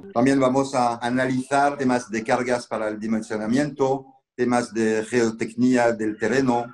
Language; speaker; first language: Spanish; non-native, fluent; French